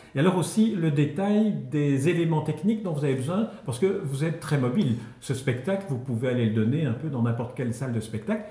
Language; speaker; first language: French; native; French